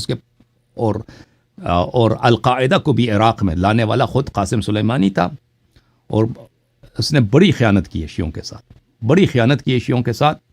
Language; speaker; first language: Urdu; non-native, fluent; Persian